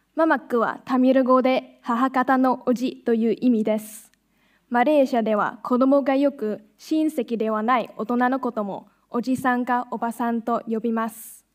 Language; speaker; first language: Japanese; non-native, fluent; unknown